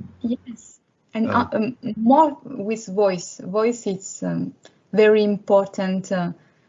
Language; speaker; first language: English; non-native, learner; French